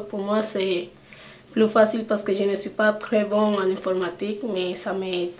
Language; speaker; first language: French; early bilingual, other home language; Spanish